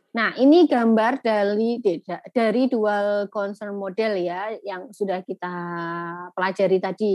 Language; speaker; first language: Indonesian; native; Indonesian